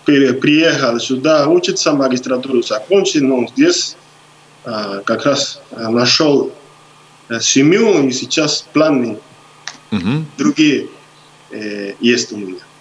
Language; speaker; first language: Russian; non-native, fluent; Spanish